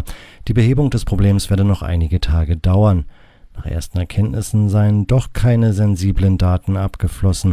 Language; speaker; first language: German; native; German